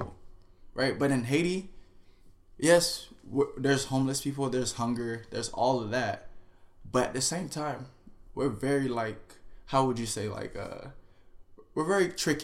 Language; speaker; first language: English; non-native, fluent; Haitian Creole